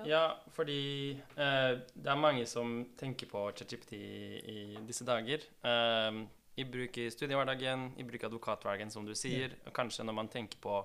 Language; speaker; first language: Norwegian; native; Norwegian